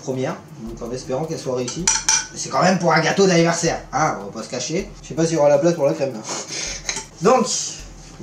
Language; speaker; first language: French; native; French